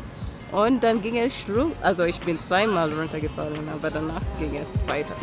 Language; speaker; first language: German; non-native, fluent; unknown